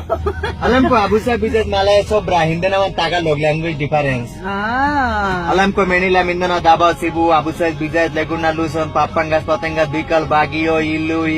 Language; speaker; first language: Filipino; non-native, learner; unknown